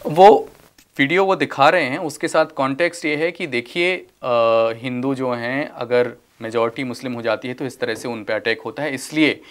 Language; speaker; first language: Hindi; native; Hindi